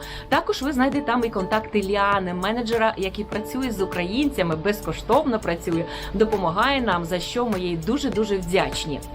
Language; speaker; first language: Ukrainian; native; Ukrainian